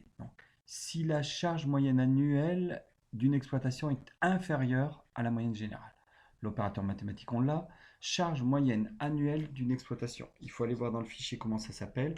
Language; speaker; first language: French; native; French